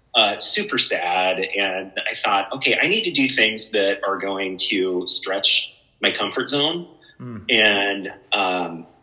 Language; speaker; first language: English; native; English